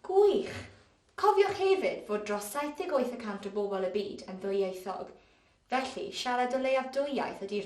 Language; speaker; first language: Welsh; non-native, local second language; English